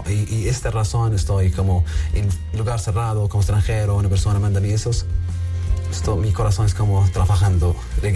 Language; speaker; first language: Spanish; non-native, learner; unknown